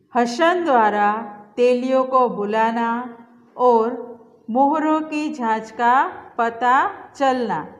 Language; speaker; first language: Hindi; non-native, local second language; Gujarati